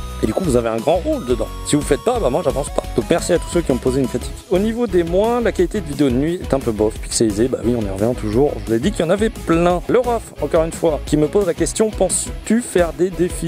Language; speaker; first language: French; native; French